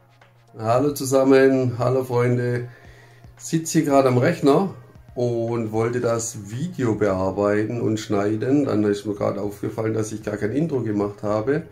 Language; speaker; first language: German; native; German